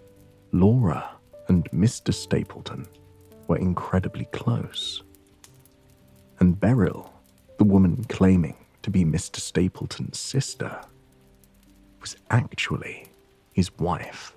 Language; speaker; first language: English; native; English